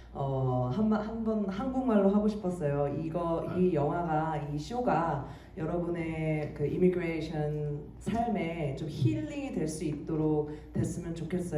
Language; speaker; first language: Korean; native; Korean